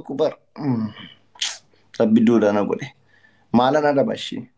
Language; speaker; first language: Arabic; non-native, learner; Oromo